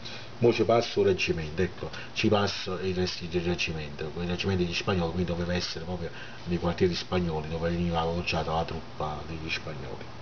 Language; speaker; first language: Italian; native; Italian